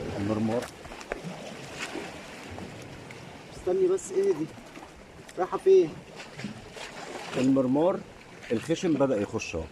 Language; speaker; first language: Arabic; native; Arabic